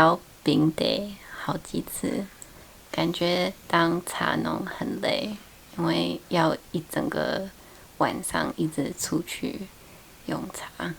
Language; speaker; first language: Chinese; non-native, fluent; English